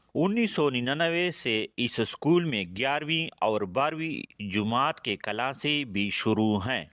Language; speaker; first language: Urdu; non-native, local second language; Pashto